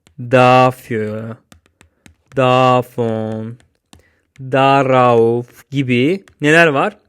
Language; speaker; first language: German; non-native, fluent; Turkish